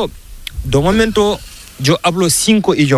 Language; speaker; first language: Spanish; non-native, learner; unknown